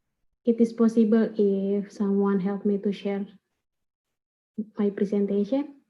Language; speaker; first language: English; non-native, learner; Indonesian